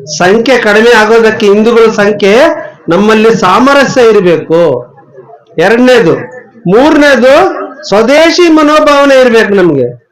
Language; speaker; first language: Kannada; native; Kannada